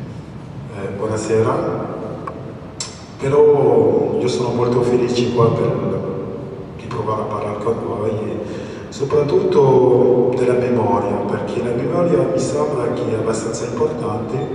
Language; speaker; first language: Italian; early bilingual, other home language; French